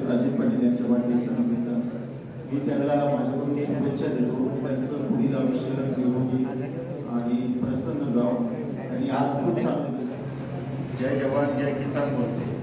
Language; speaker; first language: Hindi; non-native, local second language; Marathi